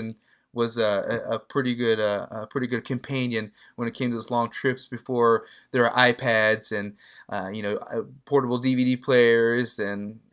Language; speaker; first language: English; native; English